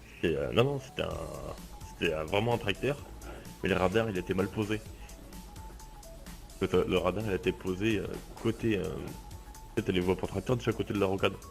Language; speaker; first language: French; native; French